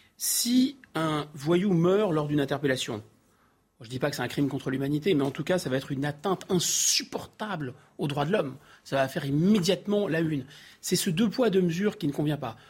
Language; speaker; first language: French; native; French